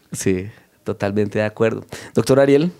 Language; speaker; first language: Spanish; native; Spanish